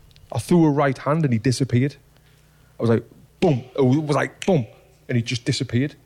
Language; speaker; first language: English; native; English